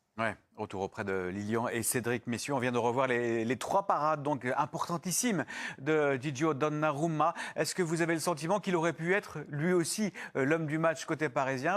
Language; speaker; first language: French; native; French